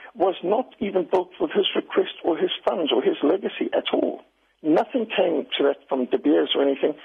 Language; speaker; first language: English; native; English